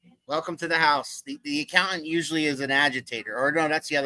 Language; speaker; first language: English; native; English